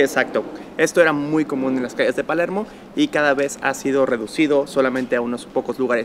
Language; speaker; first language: Spanish; native; Spanish